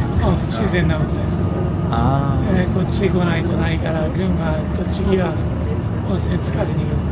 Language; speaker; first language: Japanese; native; Japanese